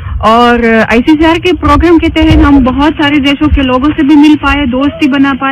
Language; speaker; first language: Hindi; non-native, fluent; Russian